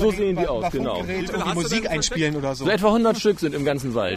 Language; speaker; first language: German; native; German